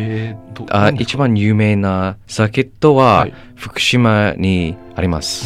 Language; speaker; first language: Japanese; non-native, learner; English